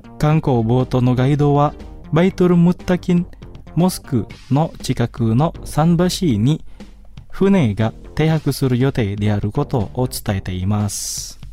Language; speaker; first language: Japanese; non-native, fluent; Indonesian